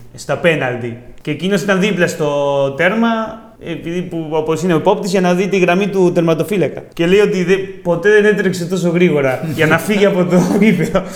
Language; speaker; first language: Greek; non-native, fluent; Spanish